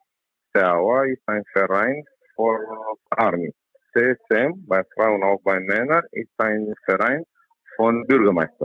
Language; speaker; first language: German; non-native, learner; Romanian